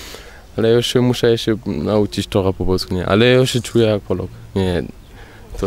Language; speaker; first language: Polish; early bilingual, heritage; Polish